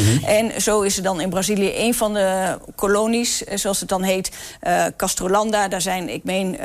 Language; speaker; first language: Dutch; native; Dutch